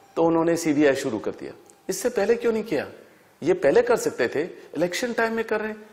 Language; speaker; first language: Hindi; native; Hindi